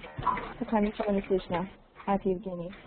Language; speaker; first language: Russian; non-native, learner; English